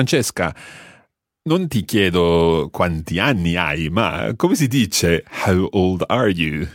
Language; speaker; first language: Italian; non-native, fluent; English